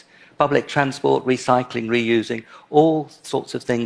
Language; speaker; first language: English; native; English